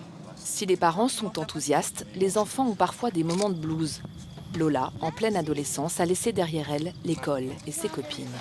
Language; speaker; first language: French; native; French